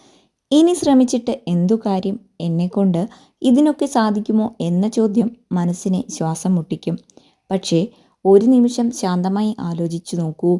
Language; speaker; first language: Malayalam; native; Malayalam